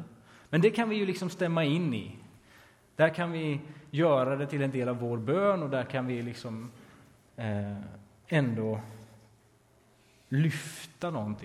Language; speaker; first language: Swedish; native; Swedish